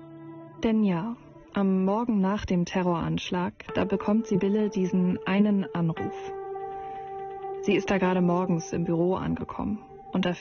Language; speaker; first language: German; native; German